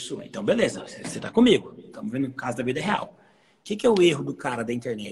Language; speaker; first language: Portuguese; native; Portuguese